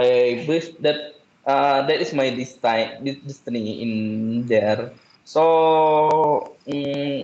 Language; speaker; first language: English; non-native, learner; Indonesian